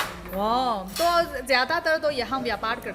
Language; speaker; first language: Hindi; non-native, fluent; Chinese